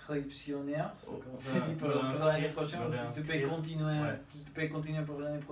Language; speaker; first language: French; non-native, learner; Spanish